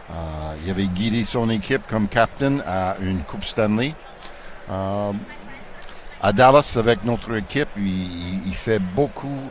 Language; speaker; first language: French; non-native, local second language; English